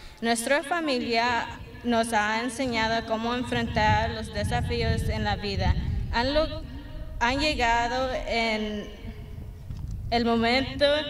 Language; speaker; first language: Spanish; early bilingual, heritage; Spanish